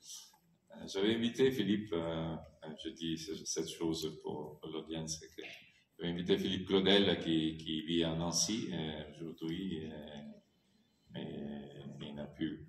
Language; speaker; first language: French; non-native, fluent; Italian